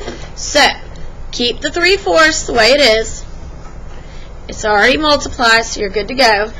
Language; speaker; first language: English; native; English